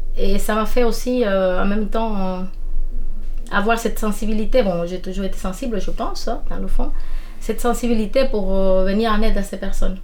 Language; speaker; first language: French; non-native, fluent; Spanish